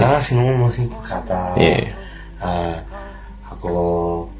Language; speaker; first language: Korean; non-native, learner; Chinese